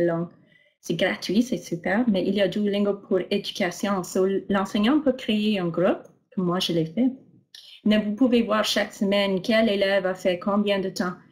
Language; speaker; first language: French; non-native, local second language; English